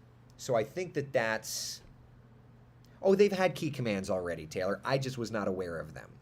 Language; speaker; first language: English; native; English